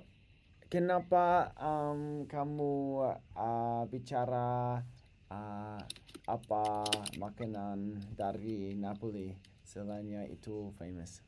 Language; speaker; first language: Indonesian; non-native, learner; English